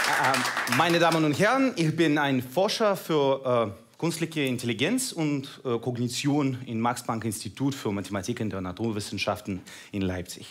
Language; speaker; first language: German; non-native, fluent; Russian